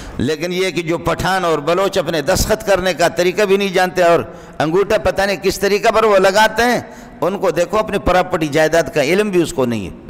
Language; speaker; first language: Urdu; non-native, local second language; Brahui